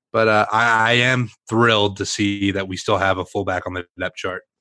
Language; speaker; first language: English; native; English